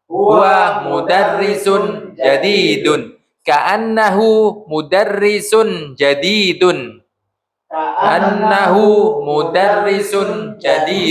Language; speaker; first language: Arabic; non-native, learner; Indonesian